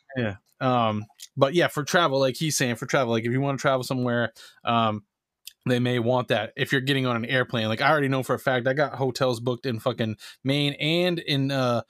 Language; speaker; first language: English; native; English